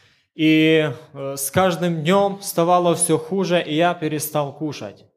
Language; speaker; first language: Polish; non-native, learner; Ukrainian